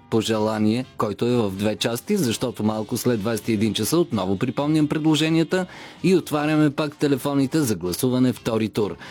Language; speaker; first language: Bulgarian; native; Bulgarian